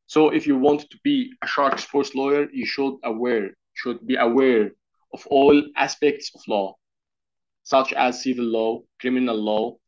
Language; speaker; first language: English; non-native, learner; Arabic